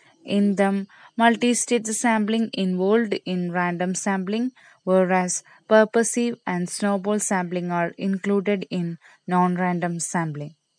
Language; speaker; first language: English; non-native, local second language; Malayalam